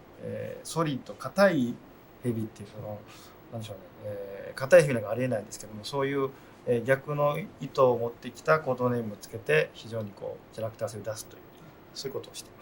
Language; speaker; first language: Japanese; native; Japanese